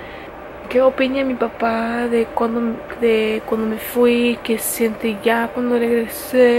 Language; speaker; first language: Spanish; early bilingual, other home language; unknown